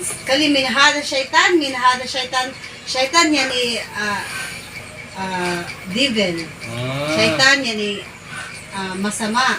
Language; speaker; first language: Arabic; non-native, learner; Filipino